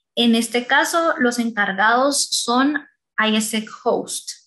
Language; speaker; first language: Spanish; native; Spanish